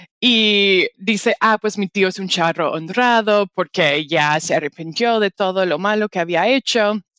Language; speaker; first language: Spanish; non-native, fluent; English